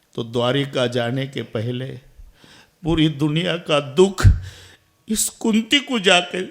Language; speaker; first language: Hindi; non-native, local second language; Marathi